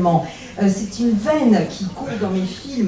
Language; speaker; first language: French; native; French